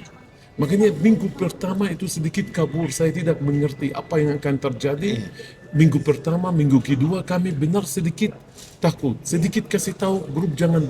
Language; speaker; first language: Indonesian; non-native, fluent; Arabic